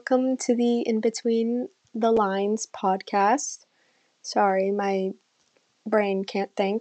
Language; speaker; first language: English; native; English